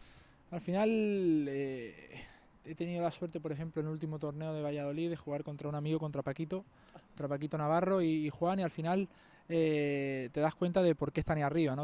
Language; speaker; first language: Spanish; native; Spanish